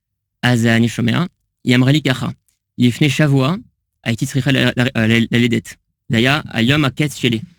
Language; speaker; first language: Hebrew; non-native, learner; French